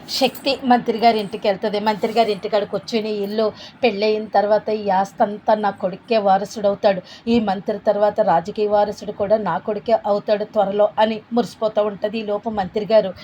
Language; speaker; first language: Telugu; native; Telugu